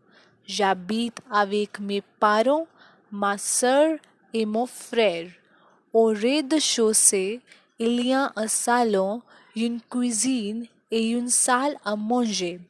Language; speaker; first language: French; non-native, fluent; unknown